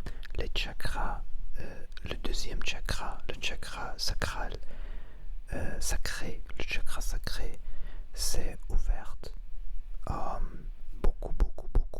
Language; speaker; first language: French; non-native, learner; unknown